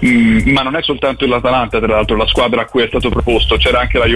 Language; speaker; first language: Italian; native; Italian